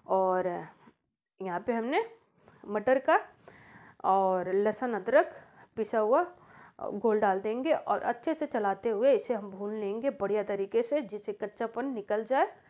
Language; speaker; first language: Hindi; native; Hindi